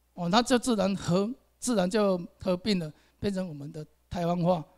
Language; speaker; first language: Chinese; native; Chinese